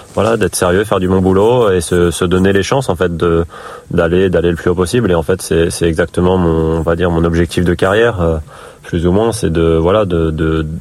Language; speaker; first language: French; native; French